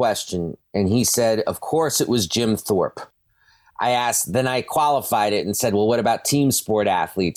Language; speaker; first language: English; native; English